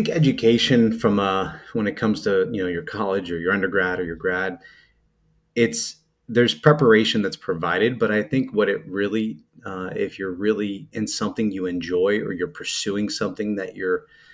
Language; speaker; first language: English; native; English